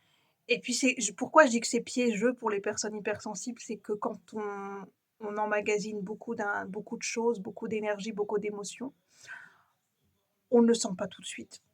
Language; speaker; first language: French; native; French